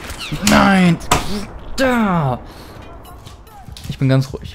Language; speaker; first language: German; native; German